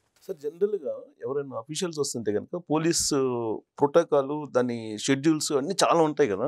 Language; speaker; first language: Telugu; native; Telugu